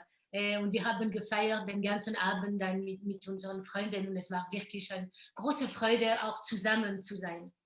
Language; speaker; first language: German; non-native, local second language; French